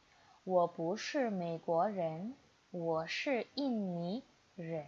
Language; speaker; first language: Chinese; non-native, fluent; Indonesian